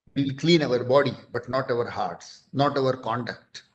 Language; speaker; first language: English; non-native, local second language; Marathi